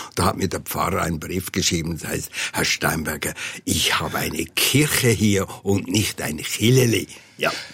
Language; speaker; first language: German; native; German